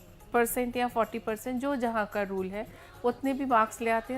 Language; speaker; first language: Hindi; native; Hindi